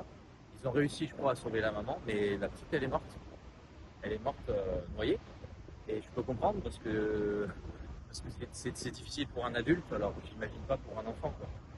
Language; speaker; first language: French; native; French